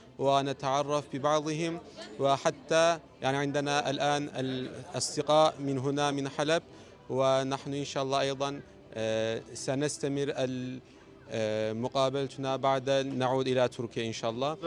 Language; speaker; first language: Arabic; non-native, learner; Turkish